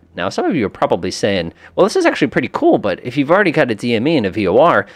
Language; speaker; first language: English; native; English